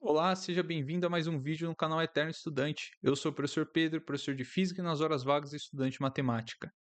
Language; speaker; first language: Portuguese; native; Portuguese